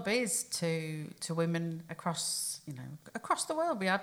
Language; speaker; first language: English; native; English